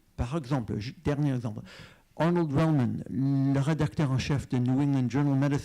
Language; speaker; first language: French; non-native, fluent; English